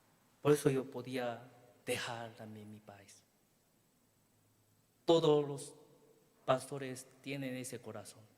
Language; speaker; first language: Spanish; non-native, learner; Korean